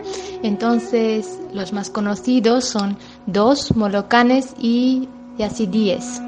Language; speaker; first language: Spanish; non-native, fluent; Armenian